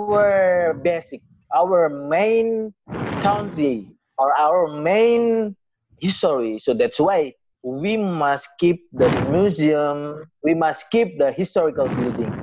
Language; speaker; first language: English; non-native, learner; Indonesian